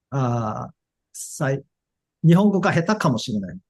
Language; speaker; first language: Japanese; non-native, fluent; English